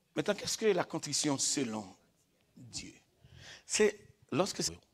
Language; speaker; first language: French; native; French